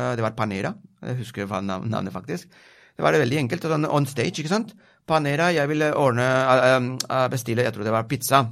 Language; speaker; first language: Norwegian; non-native, fluent; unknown